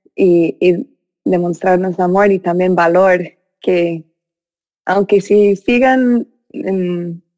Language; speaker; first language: Spanish; non-native, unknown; English